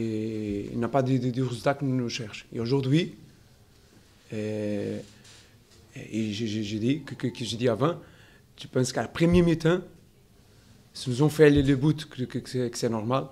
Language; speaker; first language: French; non-native, learner; Portuguese